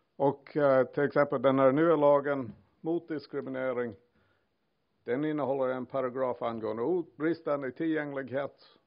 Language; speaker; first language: Swedish; non-native, fluent; English